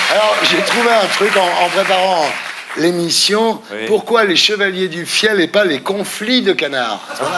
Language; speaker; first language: French; native; French